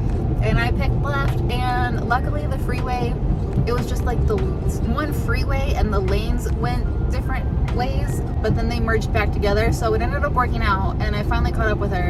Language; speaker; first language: English; native; English